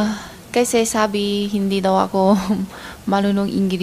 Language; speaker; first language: Filipino; non-native, learner; Chinese